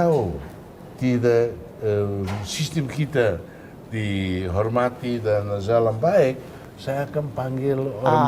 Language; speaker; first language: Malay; non-native, fluent; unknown